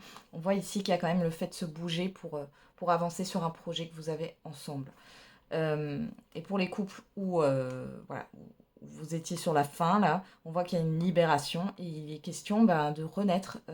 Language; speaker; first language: French; native; French